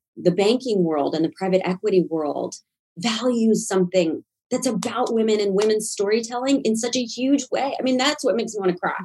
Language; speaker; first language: English; native; English